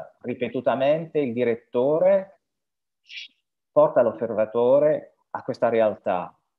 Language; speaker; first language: Italian; non-native, fluent; French